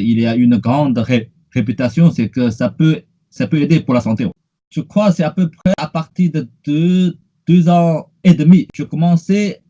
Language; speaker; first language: French; non-native, fluent; Chinese